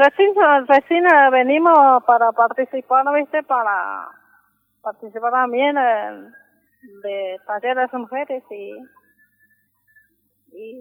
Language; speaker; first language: Spanish; non-native, local second language; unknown